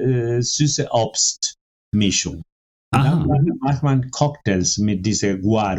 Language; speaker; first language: German; non-native, fluent; Spanish